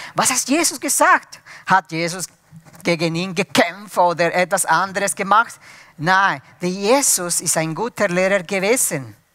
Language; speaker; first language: German; non-native, fluent; Spanish